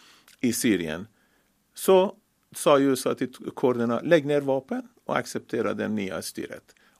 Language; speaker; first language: Swedish; non-native, fluent; Persian